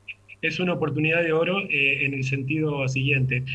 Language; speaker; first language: Spanish; native; Spanish